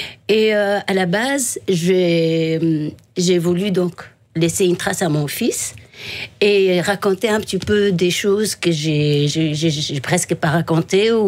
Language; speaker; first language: French; non-native, local second language; Arabic